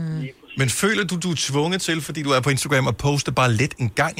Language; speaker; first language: Danish; native; Danish